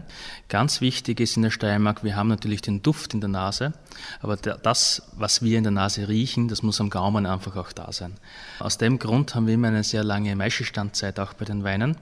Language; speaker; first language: German; native; German